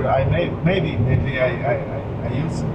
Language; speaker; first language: English; non-native, learner; Spanish